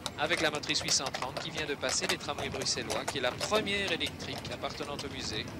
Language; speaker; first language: French; native; French